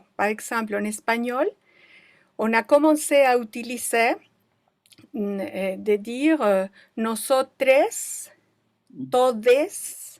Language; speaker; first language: French; non-native, fluent; Spanish